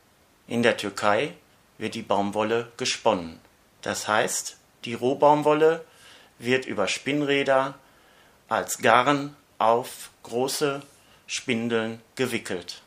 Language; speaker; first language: German; native; German